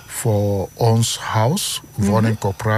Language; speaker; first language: Dutch; non-native, fluent; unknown